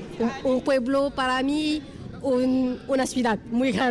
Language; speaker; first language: Spanish; non-native, learner; Arabic